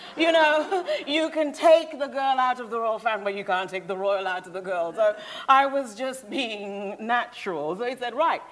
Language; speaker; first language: English; native; English